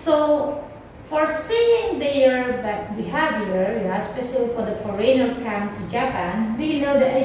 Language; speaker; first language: English; non-native, learner; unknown